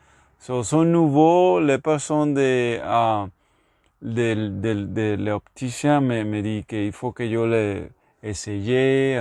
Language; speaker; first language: French; non-native, learner; Spanish